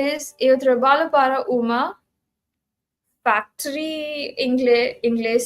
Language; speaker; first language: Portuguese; non-native, learner; English